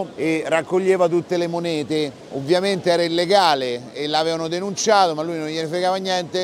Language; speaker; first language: Italian; native; Italian